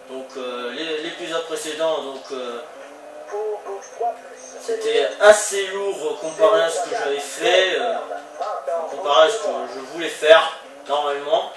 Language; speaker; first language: French; native; French